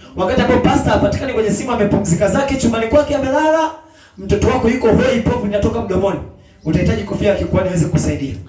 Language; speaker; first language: Swahili; native; Swahili